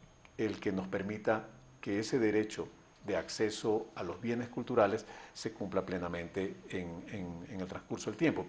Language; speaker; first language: Spanish; native; Spanish